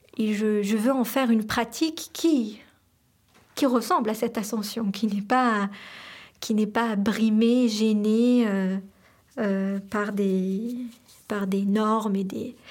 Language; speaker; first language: French; non-native, local second language; Arabic